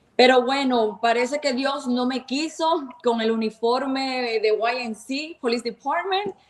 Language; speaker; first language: Spanish; native; Spanish